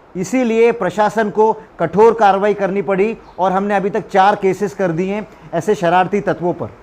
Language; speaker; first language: Hindi; non-native, local second language; Marathi